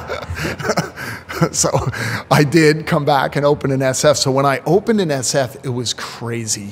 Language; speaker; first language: English; native; English